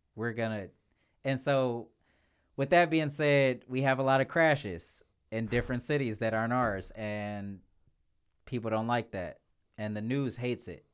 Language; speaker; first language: English; native; English